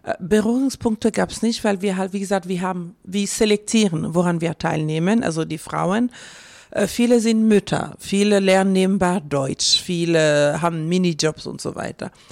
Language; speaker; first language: German; non-native, fluent; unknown